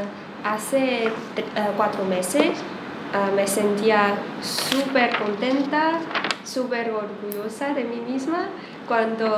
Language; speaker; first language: Spanish; non-native, fluent; Chinese